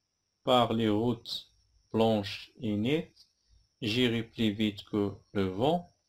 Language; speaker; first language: French; non-native, local second language; Arabic